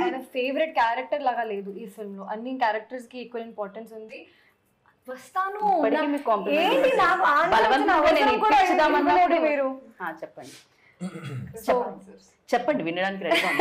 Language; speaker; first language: Telugu; non-native, local second language; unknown